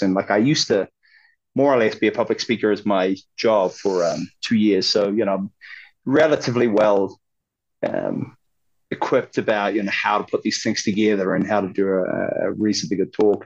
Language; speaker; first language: English; native; English